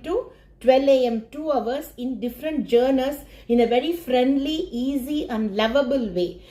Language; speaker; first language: English; non-native, local second language; Tamil